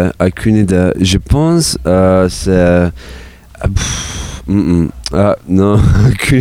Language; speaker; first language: French; non-native, learner; English